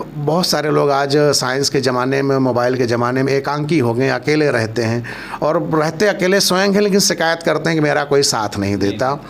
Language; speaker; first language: Hindi; non-native, local second language; Awadhi